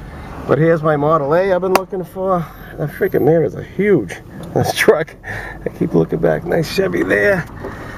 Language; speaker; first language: English; native; English